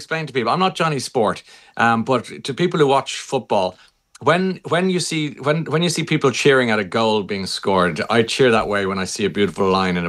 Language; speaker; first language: English; native; English